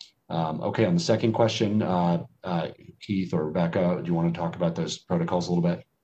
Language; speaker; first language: English; native; English